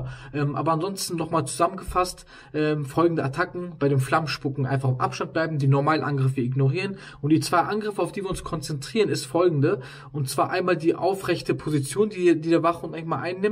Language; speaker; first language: German; native; German